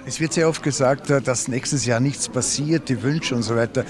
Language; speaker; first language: German; native; German